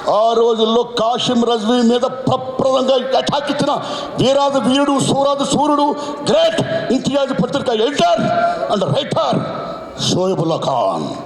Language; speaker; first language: Telugu; native; Telugu